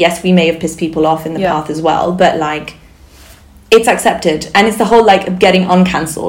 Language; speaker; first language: English; non-native, fluent; Sindhi